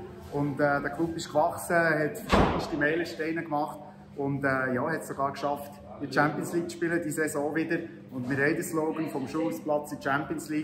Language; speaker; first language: German; native; German